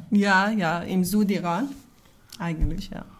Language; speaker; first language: German; non-native, learner; Persian